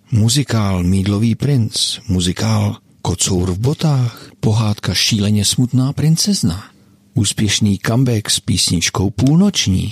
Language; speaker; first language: Czech; native; Czech